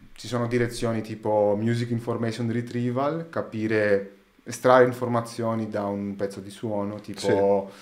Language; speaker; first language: Italian; non-native, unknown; Greek